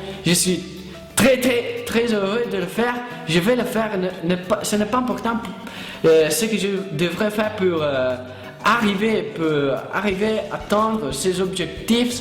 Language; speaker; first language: French; non-native, learner; Italian